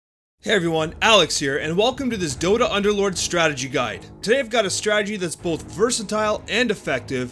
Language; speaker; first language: English; native; English